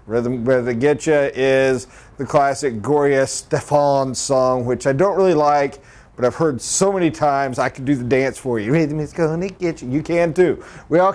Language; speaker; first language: English; native; English